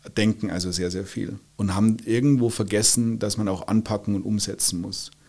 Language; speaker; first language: German; native; German